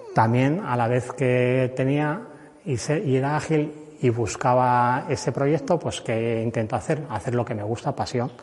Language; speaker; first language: Spanish; native; Spanish